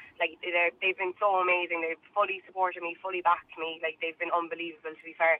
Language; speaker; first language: English; native; English